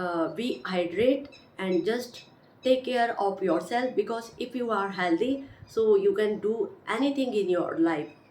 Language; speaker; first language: English; non-native, learner; Hindi